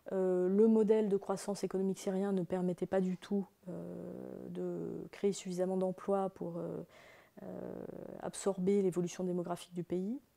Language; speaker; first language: French; native; French